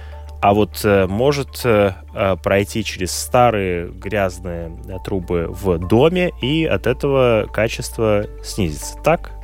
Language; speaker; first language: Russian; native; Russian